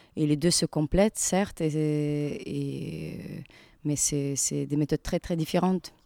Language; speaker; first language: French; non-native, fluent; Russian